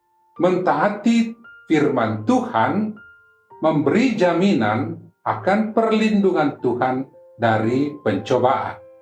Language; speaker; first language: Malay; native; Malay